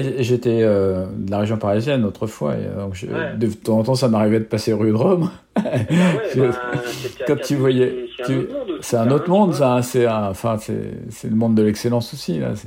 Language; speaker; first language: French; native; French